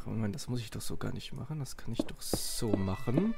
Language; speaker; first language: German; native; German